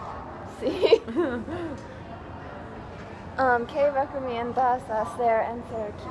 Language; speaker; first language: Spanish; non-native, learner; English